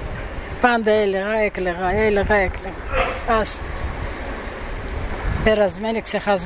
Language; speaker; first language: Greek; early bilingual, heritage; Greek